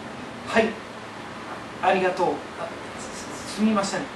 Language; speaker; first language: Japanese; non-native, learner; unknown